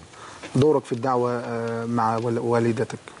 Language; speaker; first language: Arabic; native; Arabic